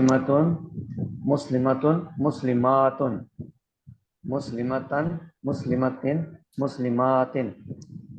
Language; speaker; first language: Arabic; non-native, learner; Urdu